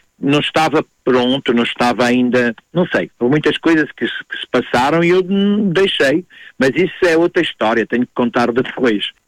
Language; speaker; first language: Portuguese; native; Portuguese